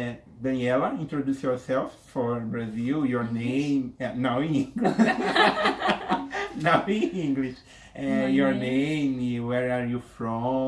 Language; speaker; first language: English; non-native, learner; Portuguese